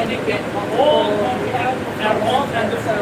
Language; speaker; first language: English; non-native, fluent; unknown